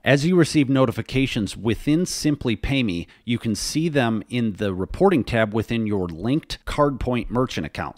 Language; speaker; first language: English; native; English